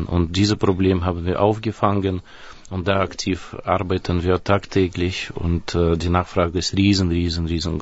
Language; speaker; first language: German; non-native, fluent; Russian